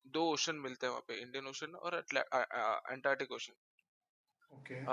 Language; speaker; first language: Hindi; non-native, local second language; Marathi